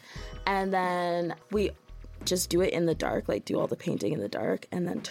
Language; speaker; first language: English; native; English